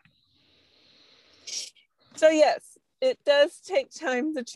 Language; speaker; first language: English; native; English